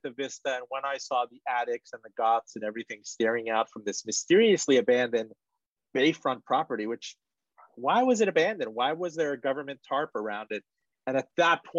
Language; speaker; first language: English; early bilingual, other home language; Persian